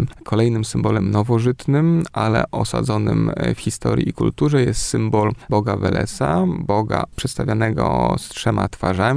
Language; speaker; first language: Polish; native; Polish